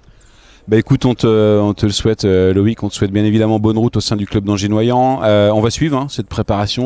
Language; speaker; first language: French; native; French